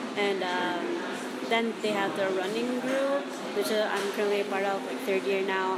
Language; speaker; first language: English; non-native, local second language; Cebuano